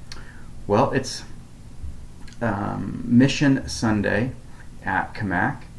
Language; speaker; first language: English; native; English